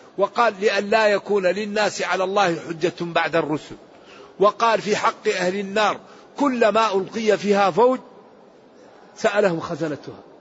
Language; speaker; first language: Arabic; native; Arabic